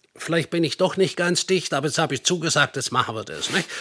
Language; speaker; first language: German; native; German